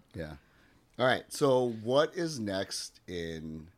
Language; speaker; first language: English; native; English